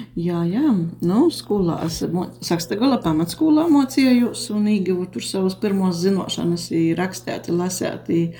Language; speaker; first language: Latvian; native; Latvian